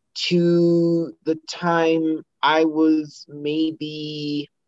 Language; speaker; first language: English; native; English